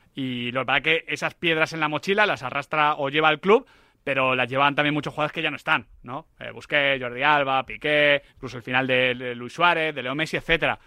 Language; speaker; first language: Spanish; native; Spanish